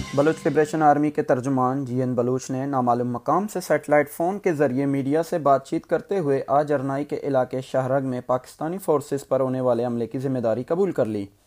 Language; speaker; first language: Urdu; non-native, local second language; Baluchi